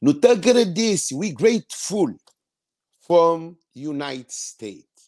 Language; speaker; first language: English; non-native, learner; Kabuverdianu